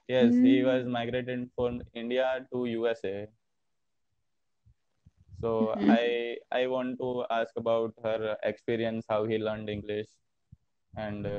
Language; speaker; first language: English; non-native, learner; Hindi